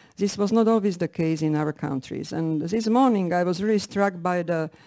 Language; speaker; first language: English; non-native, fluent; Slovak